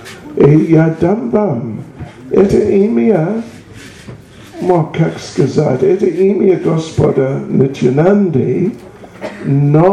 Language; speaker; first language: Russian; non-native, learner; English